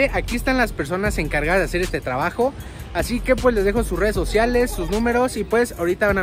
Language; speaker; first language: Spanish; native; Spanish